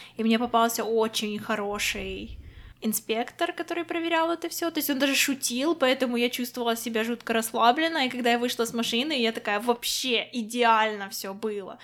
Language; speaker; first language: Russian; non-native, local second language; Ukrainian